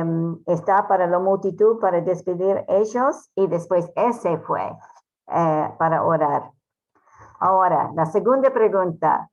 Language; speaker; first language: Spanish; non-native, fluent; English